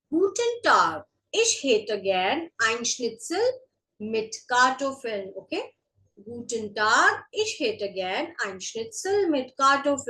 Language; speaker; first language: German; non-native, fluent; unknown